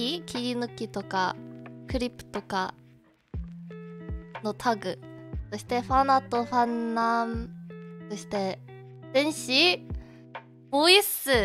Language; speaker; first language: Japanese; non-native, learner; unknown